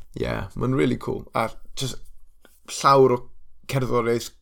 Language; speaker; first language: Welsh; non-native, local second language; English